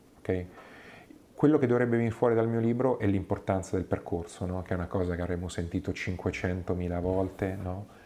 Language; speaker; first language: Italian; native; Italian